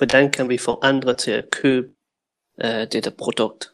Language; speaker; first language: Danish; non-native, fluent; English